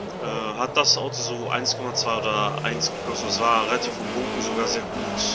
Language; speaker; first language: German; native; German